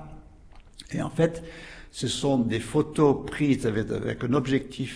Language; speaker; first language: French; native; French